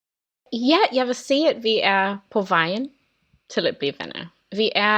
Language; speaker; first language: Danish; non-native, learner; English